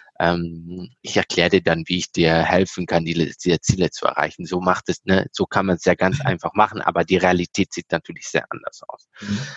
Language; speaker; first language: German; early bilingual, heritage; German